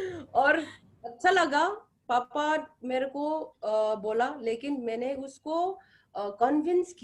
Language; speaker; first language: Hindi; non-native, local second language; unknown